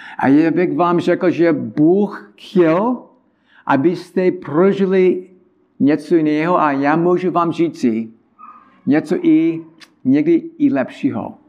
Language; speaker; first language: Czech; non-native, learner; English